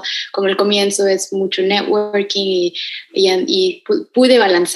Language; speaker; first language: Spanish; early bilingual, heritage; Spanish